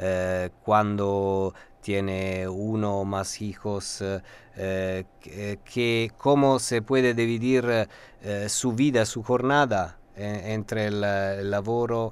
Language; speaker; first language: Spanish; non-native, learner; Italian